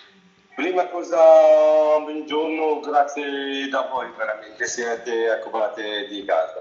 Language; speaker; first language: Italian; non-native, learner; Arabic